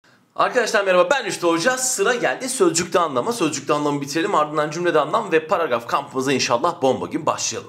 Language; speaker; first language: Turkish; native; Turkish